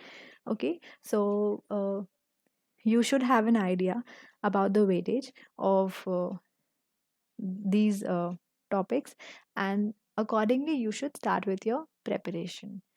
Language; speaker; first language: English; non-native, local second language; Hindi